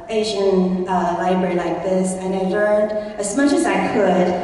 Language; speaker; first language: English; early bilingual, other home language; Chinese